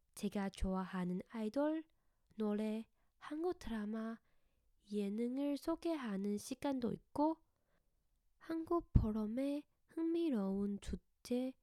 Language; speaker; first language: Korean; non-native, learner; Chinese